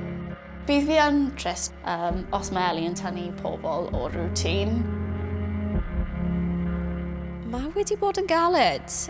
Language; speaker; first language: Welsh; non-native, local second language; English